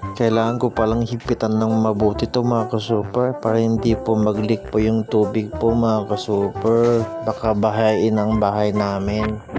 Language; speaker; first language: Filipino; non-native, local second language; Iloko